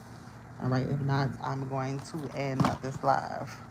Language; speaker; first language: English; native; English